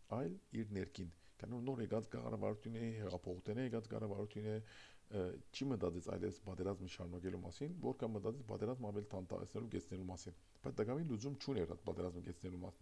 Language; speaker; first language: Armenian; early bilingual, heritage; Armenian